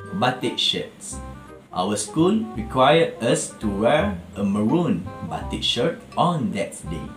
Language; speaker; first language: English; non-native, local second language; Malay